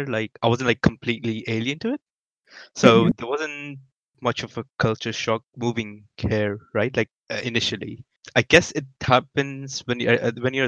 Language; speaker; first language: English; non-native, local second language; Urdu